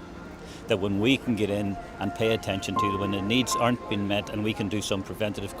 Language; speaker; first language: English; native; English